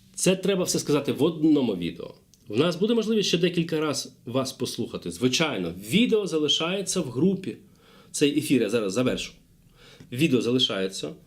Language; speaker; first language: Ukrainian; non-native, local second language; Russian